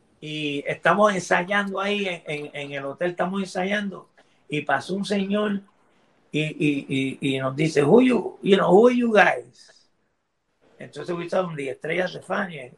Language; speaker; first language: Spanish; early bilingual, heritage; Spanish